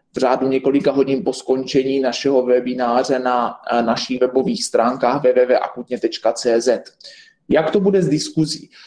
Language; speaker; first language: Czech; native; Czech